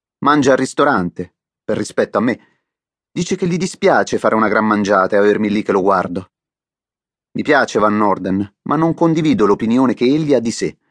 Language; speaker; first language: Italian; native; Italian